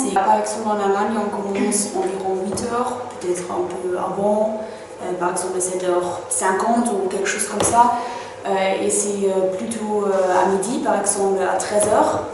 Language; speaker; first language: French; non-native, fluent; German